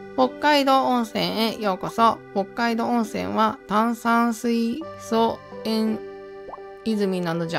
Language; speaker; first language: Japanese; native; Japanese